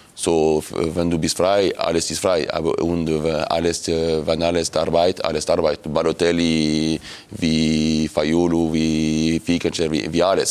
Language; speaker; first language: German; non-native, local second language; French